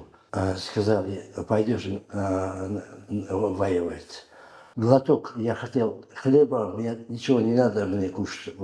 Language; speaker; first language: Russian; non-native, learner; Uzbek